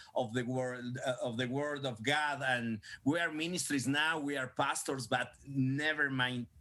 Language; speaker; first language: English; non-native, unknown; Spanish